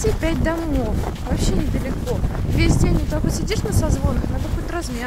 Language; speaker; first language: Russian; native; Russian